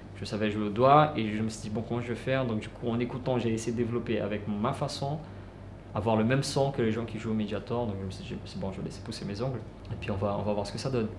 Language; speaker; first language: French; early bilingual, other home language; Portuguese